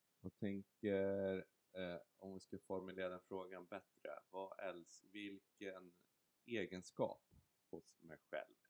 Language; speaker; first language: Swedish; native; Swedish